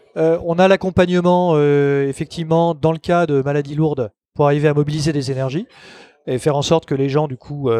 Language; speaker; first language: French; native; French